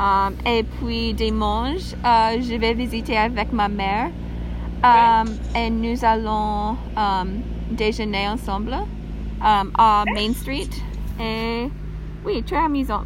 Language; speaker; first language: French; non-native, learner; English